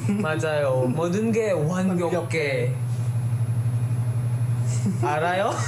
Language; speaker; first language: Korean; non-native, learner; Filipino